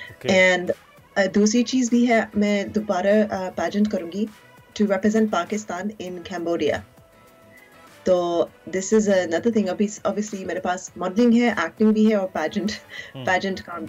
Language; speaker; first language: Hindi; early bilingual, heritage; Urdu